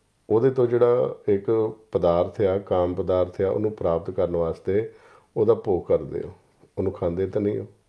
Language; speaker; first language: Punjabi; native; Punjabi